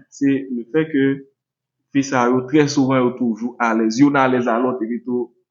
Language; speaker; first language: Haitian Creole; native; Haitian Creole